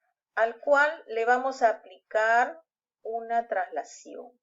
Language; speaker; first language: Spanish; native; Spanish